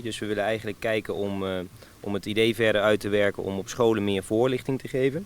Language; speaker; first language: Dutch; native; Dutch